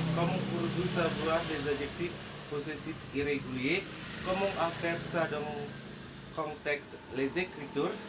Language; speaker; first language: French; non-native, learner; Indonesian